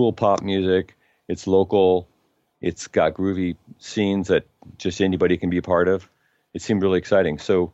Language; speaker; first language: English; native; English